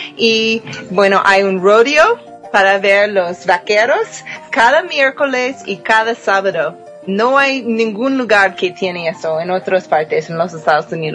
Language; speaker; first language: Spanish; non-native, fluent; English